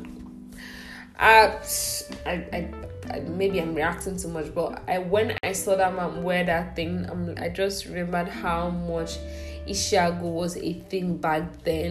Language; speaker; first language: English; non-native, local second language; Igbo